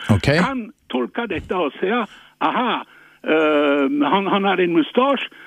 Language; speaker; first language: Swedish; non-native, fluent; French